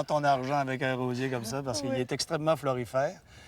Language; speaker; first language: French; native; French